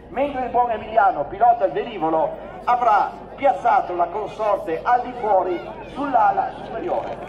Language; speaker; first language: Italian; native; Italian